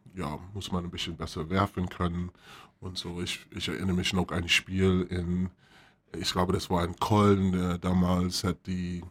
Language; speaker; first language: German; non-native, fluent; English